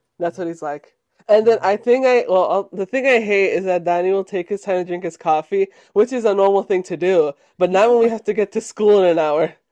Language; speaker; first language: English; early bilingual, other home language; Spanish